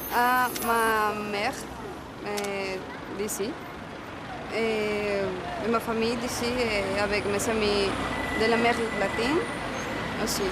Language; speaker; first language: French; non-native, learner; Spanish